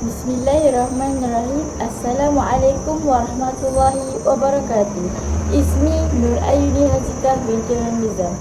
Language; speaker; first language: Arabic; non-native, learner; Malay